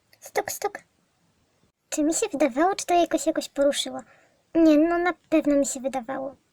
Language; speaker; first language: Polish; native; Polish